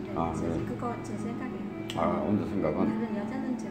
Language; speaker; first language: Korean; non-native, learner; Vietnamese